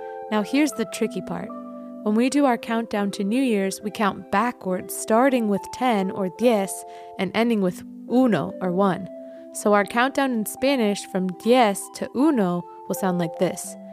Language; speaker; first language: English; native; English